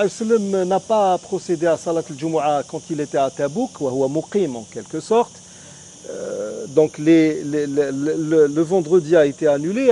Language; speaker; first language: French; non-native, local second language; Arabic